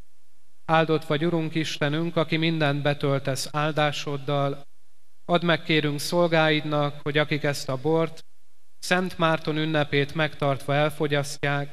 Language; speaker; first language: Hungarian; native; Hungarian